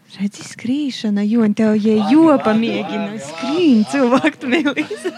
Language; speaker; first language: Latvian; native; Latvian